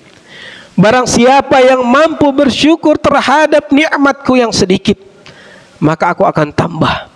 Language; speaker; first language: Indonesian; native; Indonesian